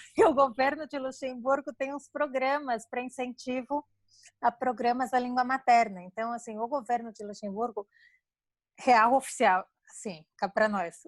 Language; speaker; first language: Portuguese; native; Portuguese